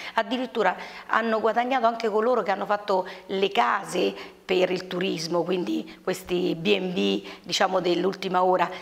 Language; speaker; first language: Italian; native; Italian